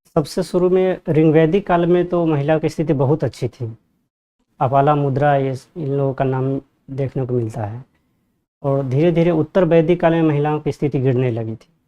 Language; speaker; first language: Hindi; native; Hindi